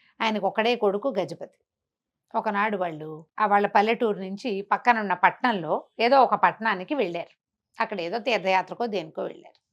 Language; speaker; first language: Telugu; native; Telugu